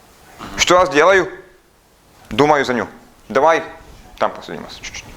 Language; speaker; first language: Russian; non-native, learner; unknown